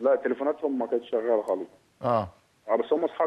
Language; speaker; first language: Arabic; native; Arabic